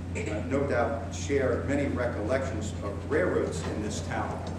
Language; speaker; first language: English; native; English